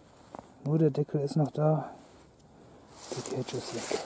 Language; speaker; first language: German; native; German